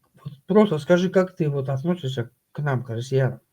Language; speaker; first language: Russian; native; Russian